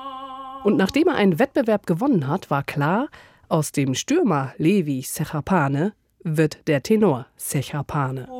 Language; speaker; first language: German; native; German